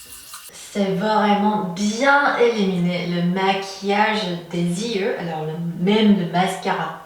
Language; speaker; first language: French; non-native, fluent; Korean